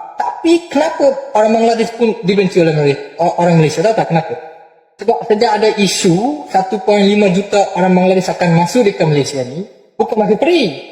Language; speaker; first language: Malay; non-native, fluent; Bangla